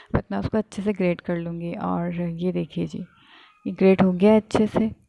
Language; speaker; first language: Urdu; native; Urdu